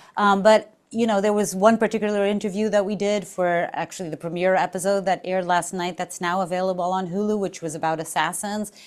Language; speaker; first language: English; non-native, fluent; Portuguese